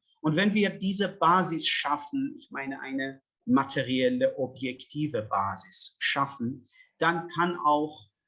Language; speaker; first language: German; non-native, fluent; Persian